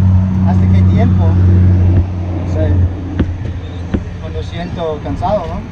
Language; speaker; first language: Spanish; non-native, learner; English